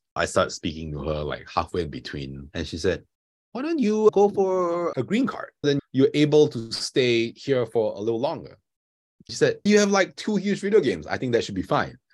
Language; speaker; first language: English; non-native, local second language; Chinese